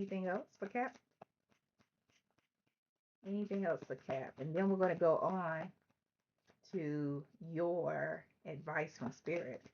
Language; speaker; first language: English; native; English